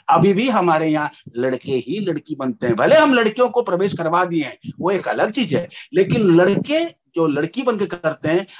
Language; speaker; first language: Hindi; native; Hindi